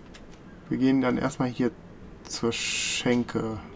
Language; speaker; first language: German; native; German